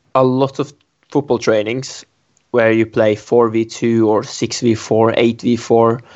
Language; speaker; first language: English; non-native, fluent; Norwegian